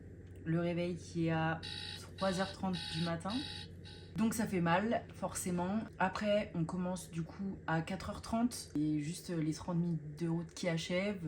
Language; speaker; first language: French; native; French